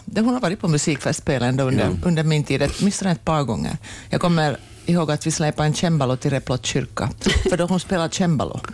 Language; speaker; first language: Swedish; native; Swedish